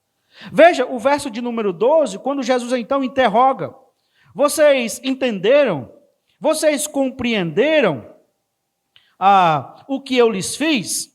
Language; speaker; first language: Portuguese; native; Portuguese